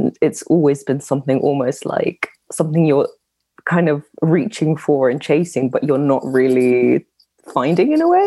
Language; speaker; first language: English; native; English